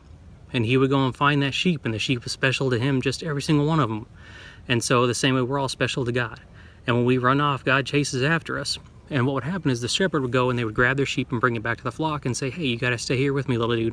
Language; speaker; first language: English; native; English